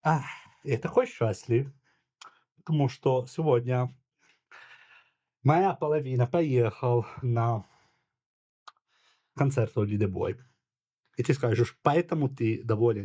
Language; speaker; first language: Russian; non-native, learner; Italian